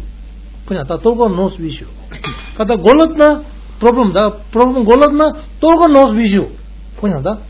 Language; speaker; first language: Russian; non-native, learner; Tibetan